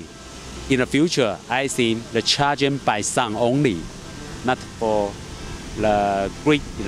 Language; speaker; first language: English; non-native, learner; Chinese